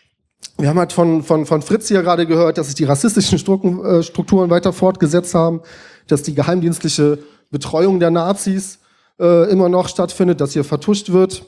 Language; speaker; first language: German; native; German